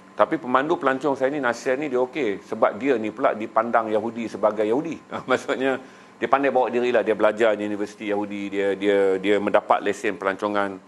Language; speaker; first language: Malay; native; Malay